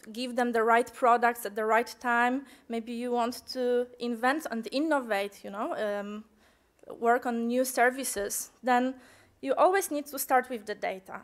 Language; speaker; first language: English; non-native, fluent; Polish